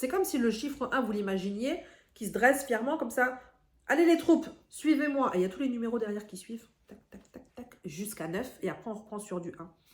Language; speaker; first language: French; native; French